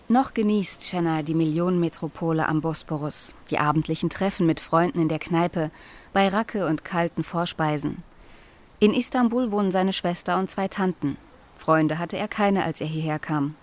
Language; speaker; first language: German; native; German